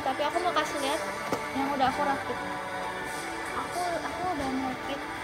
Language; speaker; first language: Indonesian; native; Indonesian